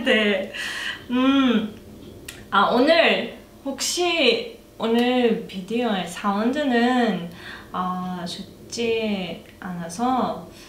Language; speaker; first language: Korean; non-native, learner; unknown